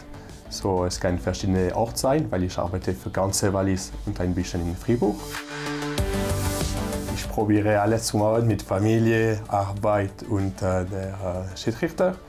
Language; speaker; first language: German; non-native, local second language; French